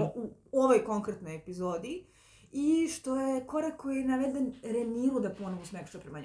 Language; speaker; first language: Serbian; native; Serbian